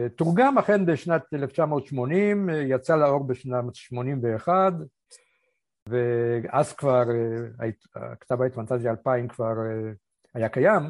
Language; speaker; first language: Hebrew; early bilingual, other home language; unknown